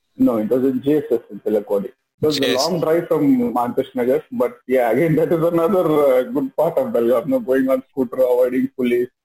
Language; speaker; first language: English; non-native, local second language; Kannada